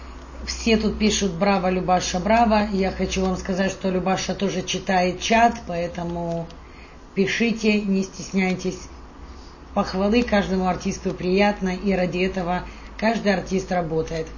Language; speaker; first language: Russian; native; Russian